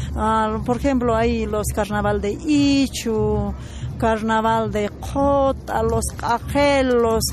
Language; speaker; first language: Spanish; native; Spanish